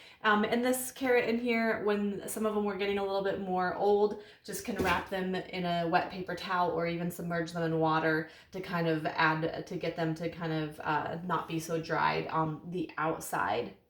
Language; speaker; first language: English; native; English